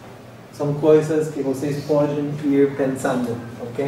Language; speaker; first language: Portuguese; non-native, fluent; English